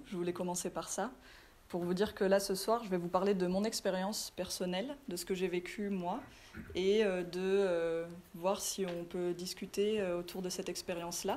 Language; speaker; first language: French; native; French